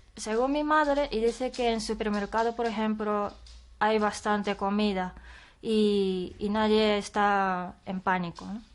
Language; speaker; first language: Spanish; non-native, fluent; Japanese